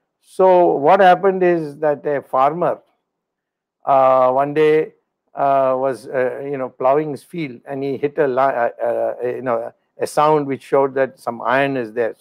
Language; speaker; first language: English; non-native, local second language; Tamil